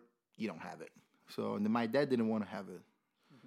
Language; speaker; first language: English; non-native, fluent; Portuguese